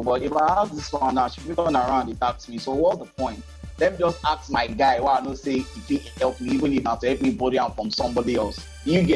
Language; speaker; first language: English; non-native, local second language; Yoruba